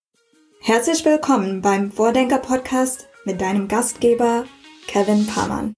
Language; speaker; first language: German; native; German